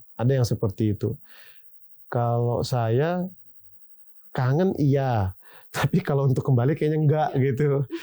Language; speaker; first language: Indonesian; native; Indonesian